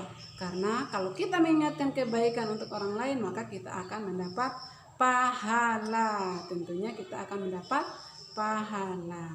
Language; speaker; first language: Indonesian; native; Indonesian